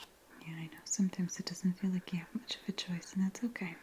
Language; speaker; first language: English; native; English